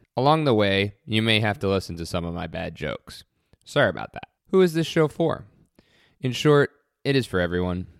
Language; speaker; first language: English; native; English